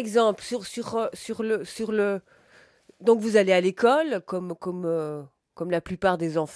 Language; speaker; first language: French; native; French